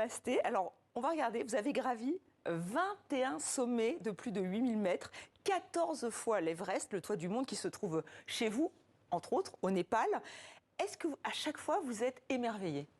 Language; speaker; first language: French; native; French